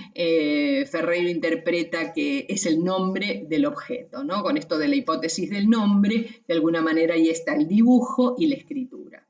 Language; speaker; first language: Spanish; native; Spanish